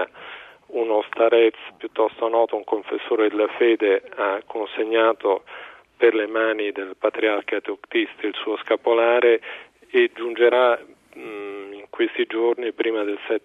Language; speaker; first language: Italian; native; Italian